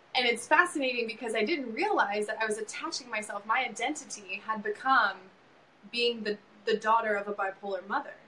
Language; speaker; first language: English; native; English